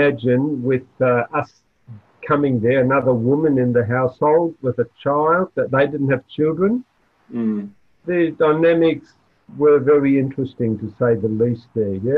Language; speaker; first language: English; non-native, fluent; German